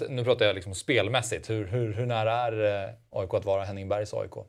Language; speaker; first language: Swedish; native; Swedish